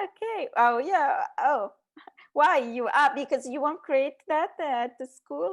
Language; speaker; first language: English; non-native, learner; Italian